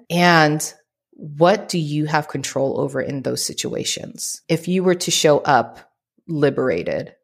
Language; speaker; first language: English; early bilingual, other home language; Filipino